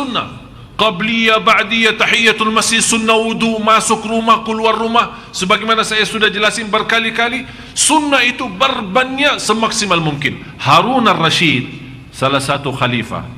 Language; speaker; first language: Indonesian; non-native, fluent; Arabic